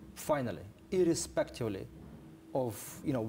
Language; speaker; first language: English; non-native, fluent; Ukrainian